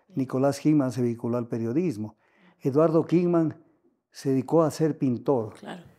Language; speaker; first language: Spanish; native; Spanish